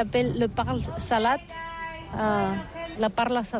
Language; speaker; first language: French; non-native, learner; Catalan